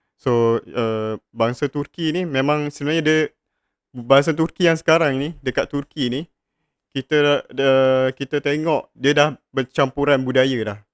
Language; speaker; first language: Malay; native; Malay